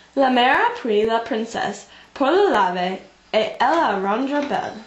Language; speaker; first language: French; non-native, learner; English